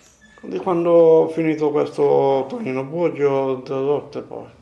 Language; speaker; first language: Italian; non-native, learner; Maltese